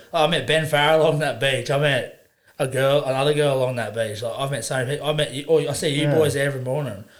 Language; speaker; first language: English; native; English